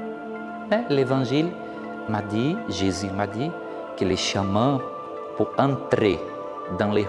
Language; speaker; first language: French; non-native, learner; Portuguese